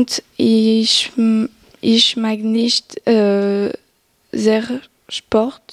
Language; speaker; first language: German; non-native, local second language; French